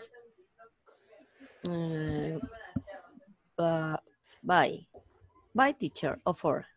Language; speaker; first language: English; non-native, learner; Spanish